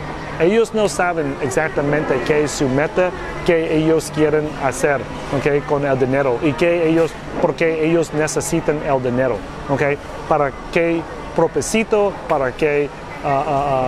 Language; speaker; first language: Spanish; non-native, learner; English